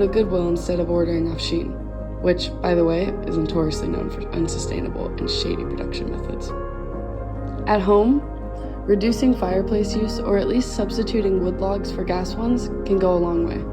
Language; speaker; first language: English; native; English